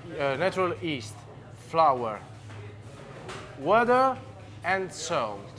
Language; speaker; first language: English; non-native, learner; Italian